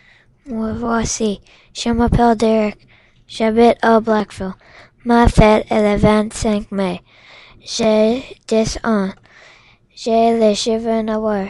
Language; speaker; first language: French; non-native, local second language; English